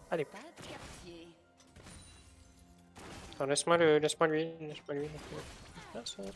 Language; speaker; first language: French; native; French